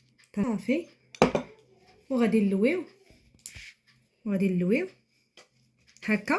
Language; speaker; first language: Arabic; native; Arabic